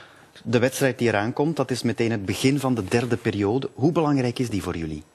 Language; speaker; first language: Dutch; native; Dutch